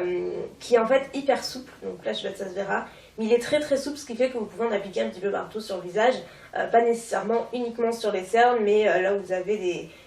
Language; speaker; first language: French; native; French